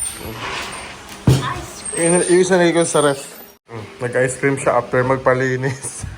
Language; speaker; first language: Filipino; native; Filipino